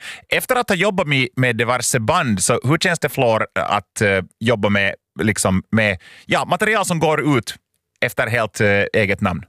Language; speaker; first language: Swedish; native; Swedish